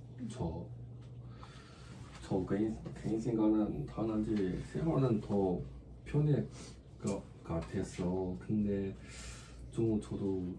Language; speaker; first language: Korean; non-native, learner; Chinese